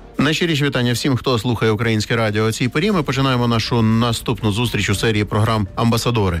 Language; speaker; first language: Ukrainian; native; Ukrainian